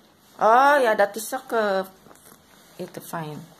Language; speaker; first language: Dutch; non-native, learner; Indonesian